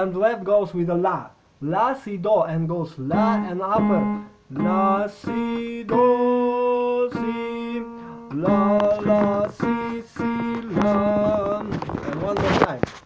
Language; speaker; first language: English; non-native, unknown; Russian